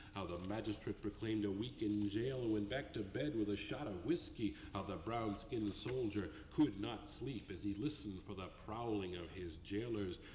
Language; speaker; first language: English; native; English